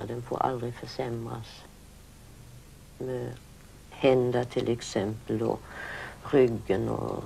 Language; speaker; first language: Swedish; early bilingual, other home language; German